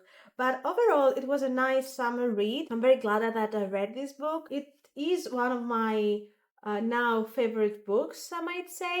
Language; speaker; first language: English; non-native, fluent; Greek